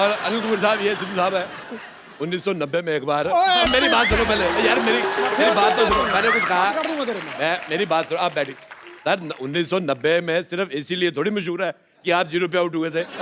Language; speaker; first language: Hindi; native; Hindi